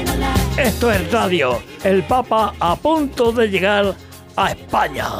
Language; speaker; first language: Spanish; native; Spanish